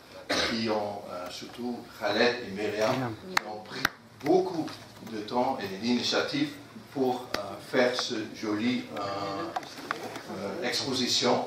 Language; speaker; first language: French; non-native, fluent; Dutch